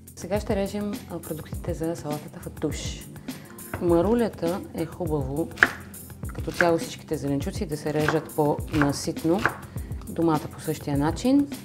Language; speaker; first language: Bulgarian; early bilingual, other home language; Arabic